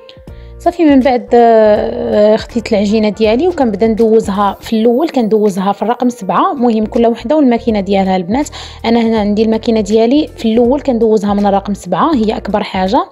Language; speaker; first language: Arabic; native; Arabic